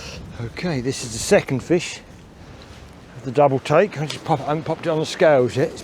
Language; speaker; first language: English; native; English